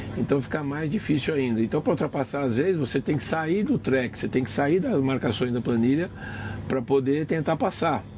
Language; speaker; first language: Portuguese; native; Portuguese